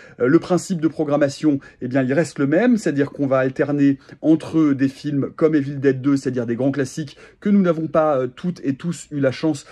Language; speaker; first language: French; native; French